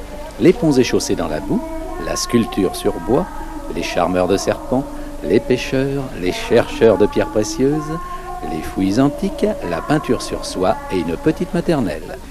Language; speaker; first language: French; native; French